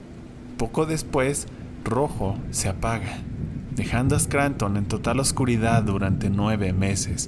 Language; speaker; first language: Spanish; native; Spanish